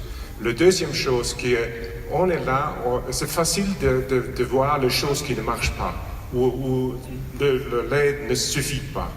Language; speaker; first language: French; non-native, fluent; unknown